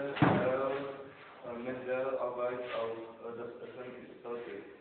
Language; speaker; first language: German; non-native, learner; Czech